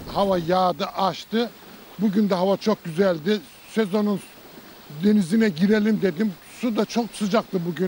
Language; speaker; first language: Turkish; native; Turkish